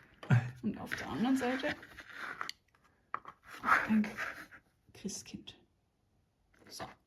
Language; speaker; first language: German; native; German